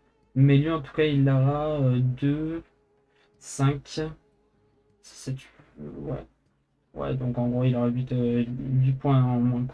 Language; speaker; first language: French; native; French